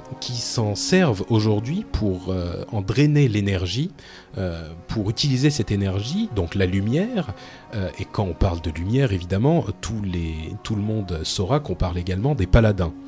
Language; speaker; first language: French; native; French